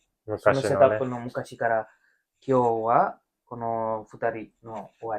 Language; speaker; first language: Japanese; non-native, learner; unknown